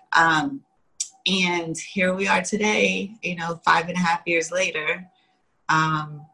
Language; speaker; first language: English; native; English